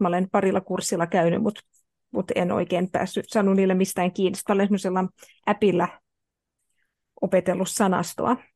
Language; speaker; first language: Finnish; native; Finnish